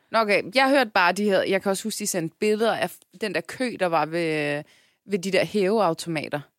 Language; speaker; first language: Danish; early bilingual, other home language; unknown